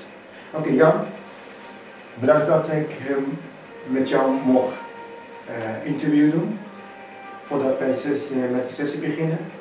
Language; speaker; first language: Dutch; non-native, fluent; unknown